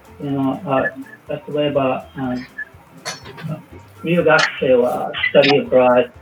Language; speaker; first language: Japanese; non-native, learner; English